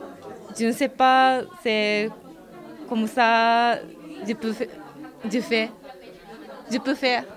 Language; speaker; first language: French; non-native, learner; Japanese